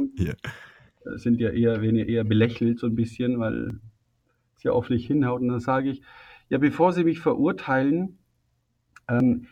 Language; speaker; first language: German; native; German